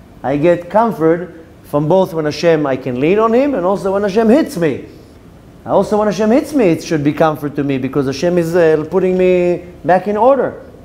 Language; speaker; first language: English; non-native, fluent; Hebrew